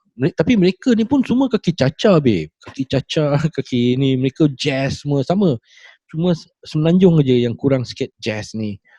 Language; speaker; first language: Malay; non-native, local second language; English